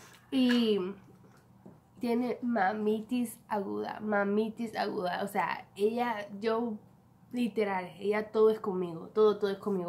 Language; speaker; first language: Spanish; native; Spanish